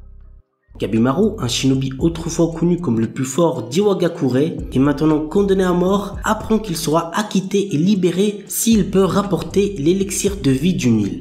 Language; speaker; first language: French; native; French